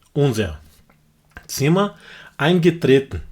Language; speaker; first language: German; non-native, fluent; Portuguese